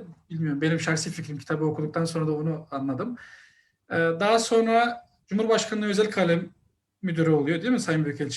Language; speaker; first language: Turkish; native; Turkish